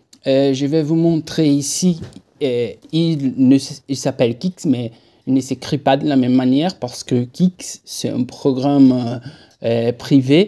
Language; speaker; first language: French; non-native, fluent; Portuguese